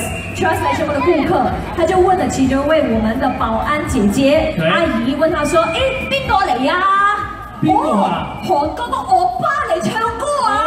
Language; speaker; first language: Chinese; native; Chinese